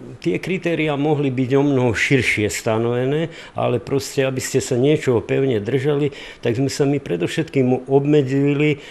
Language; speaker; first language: Slovak; native; Slovak